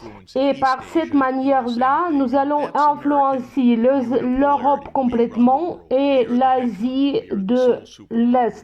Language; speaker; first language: French; non-native, fluent; Russian